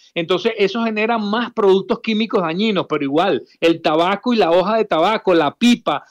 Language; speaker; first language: Spanish; native; Spanish